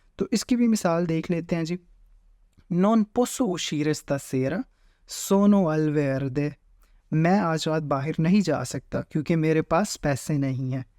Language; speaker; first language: Urdu; native; Urdu